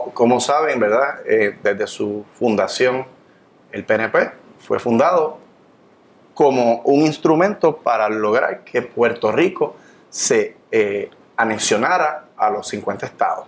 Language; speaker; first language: Spanish; native; Spanish